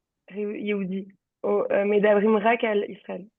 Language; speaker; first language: Hebrew; non-native, learner; French